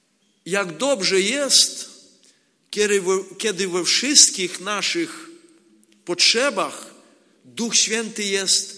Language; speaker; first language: Polish; non-native, learner; Ukrainian